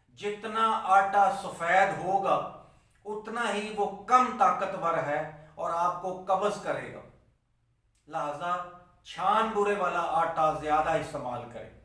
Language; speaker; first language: Urdu; non-native, local second language; Punjabi